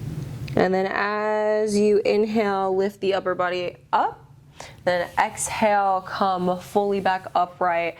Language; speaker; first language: English; native; English